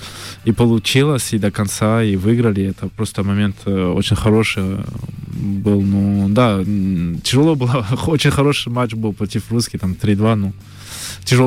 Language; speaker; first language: Russian; early bilingual, heritage; French